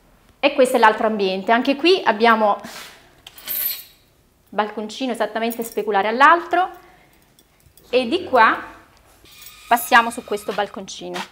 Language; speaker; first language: Italian; native; Italian